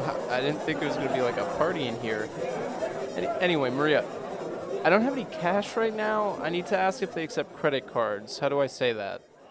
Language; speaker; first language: English; native; English